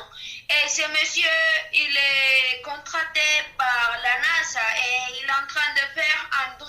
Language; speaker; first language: French; non-native, learner; Spanish